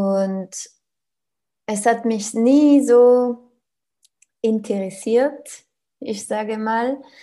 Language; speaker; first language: German; non-native, learner; French